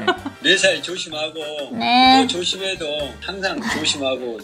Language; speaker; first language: Korean; native; Korean